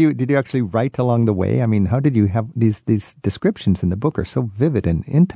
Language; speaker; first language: English; native; English